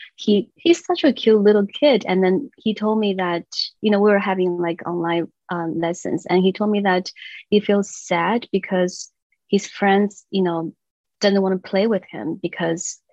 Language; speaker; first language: English; non-native, fluent; Chinese